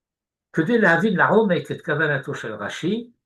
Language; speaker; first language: Hebrew; non-native, fluent; French